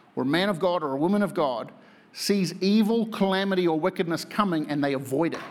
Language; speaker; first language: English; native; English